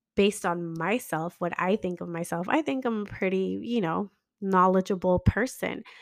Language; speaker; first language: English; native; English